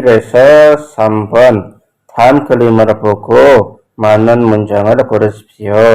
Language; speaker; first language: Korean; non-native, fluent; Indonesian